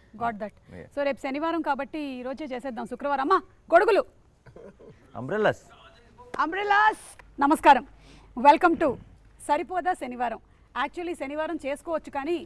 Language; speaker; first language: Telugu; native; Telugu